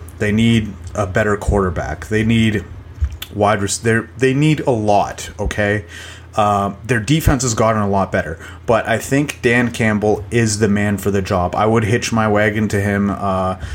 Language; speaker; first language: English; native; English